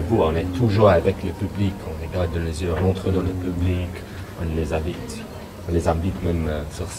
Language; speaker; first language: French; non-native, learner; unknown